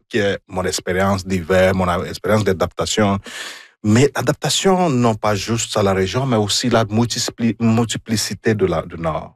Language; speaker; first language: French; non-native, fluent; Igbo